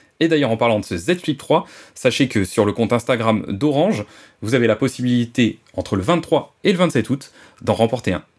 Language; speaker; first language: French; native; French